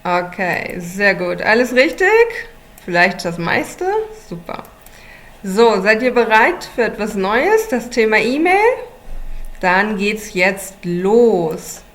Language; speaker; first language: German; non-native, fluent; English